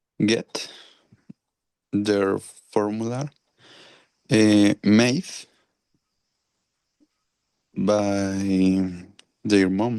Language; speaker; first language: English; non-native, learner; Spanish